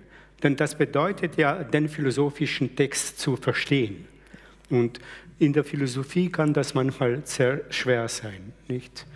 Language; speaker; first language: German; early bilingual, other home language; Slovenian